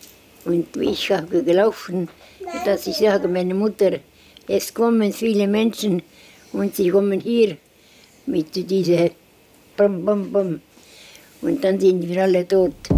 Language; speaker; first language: German; non-native, learner; Estonian